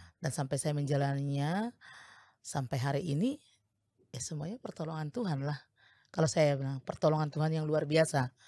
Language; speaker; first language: Indonesian; native; Indonesian